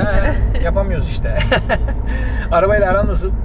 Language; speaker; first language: Turkish; native; Turkish